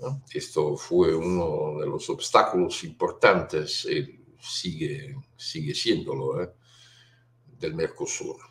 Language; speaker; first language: Spanish; non-native, fluent; Italian